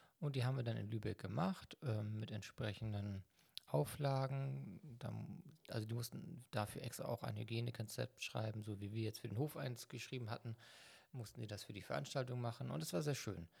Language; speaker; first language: German; native; German